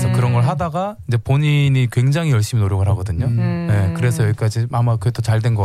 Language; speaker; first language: Korean; native; Korean